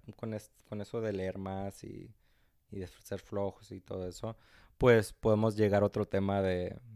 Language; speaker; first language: Spanish; early bilingual, heritage; Spanish